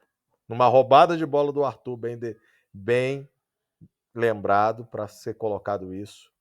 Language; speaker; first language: Portuguese; native; Portuguese